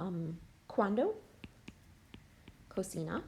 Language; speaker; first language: Spanish; non-native, fluent; English